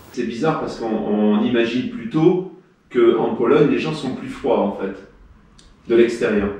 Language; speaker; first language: French; native; French